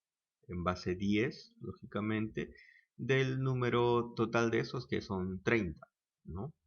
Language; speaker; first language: Spanish; native; Spanish